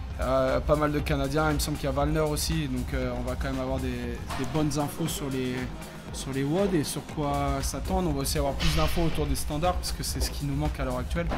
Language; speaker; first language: French; native; French